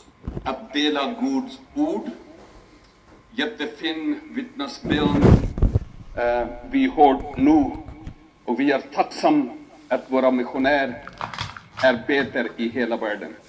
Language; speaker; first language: Swedish; non-native, fluent; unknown